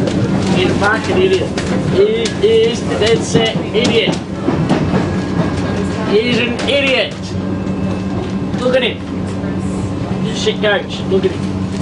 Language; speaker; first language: English; native; English